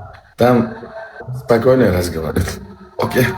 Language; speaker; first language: Russian; non-native, learner; Uzbek